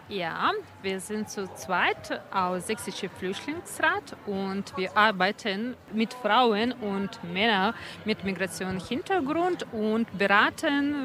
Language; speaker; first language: German; non-native, learner; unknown